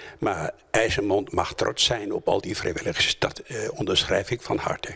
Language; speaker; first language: Dutch; native; Dutch